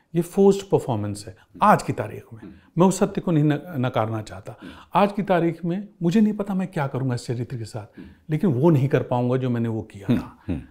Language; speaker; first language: Hindi; native; Hindi